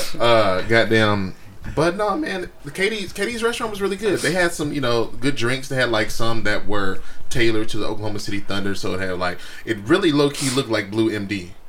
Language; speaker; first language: English; native; English